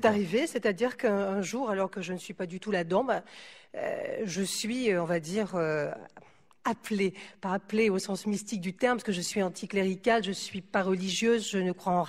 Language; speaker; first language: French; native; French